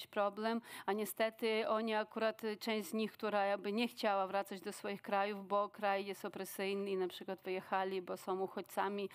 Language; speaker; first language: Polish; non-native, fluent; Ukrainian